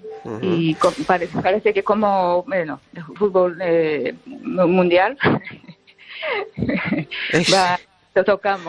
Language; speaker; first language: Spanish; non-native, fluent; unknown